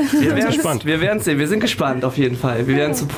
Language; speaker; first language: German; native; German